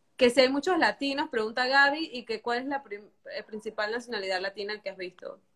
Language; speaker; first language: Spanish; native; Spanish